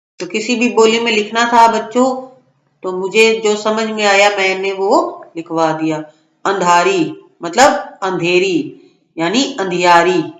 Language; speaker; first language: Hindi; native; Hindi